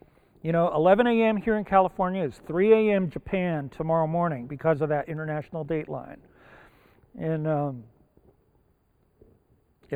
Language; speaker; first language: English; early bilingual, other home language; Japanese